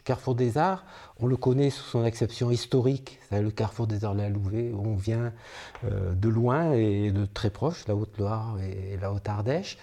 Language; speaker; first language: French; native; French